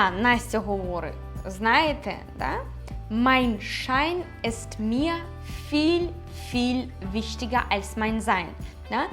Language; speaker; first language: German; non-native, fluent; Ukrainian